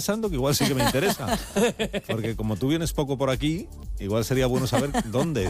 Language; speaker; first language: Spanish; native; Spanish